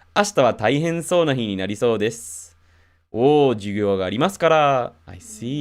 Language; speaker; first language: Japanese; non-native, fluent; English